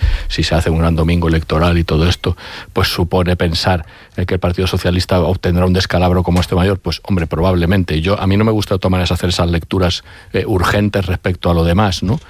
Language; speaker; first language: Spanish; native; Spanish